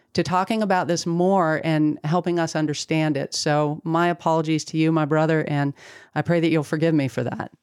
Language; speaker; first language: English; native; English